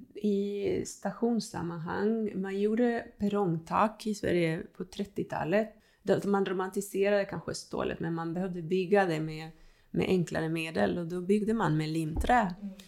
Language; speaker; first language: Swedish; non-native, fluent; Spanish